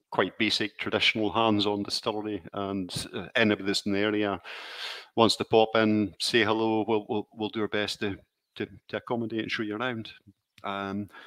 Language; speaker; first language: English; native; English